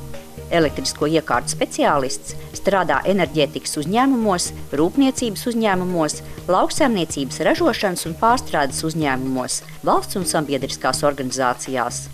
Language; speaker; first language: Latvian; native; Latvian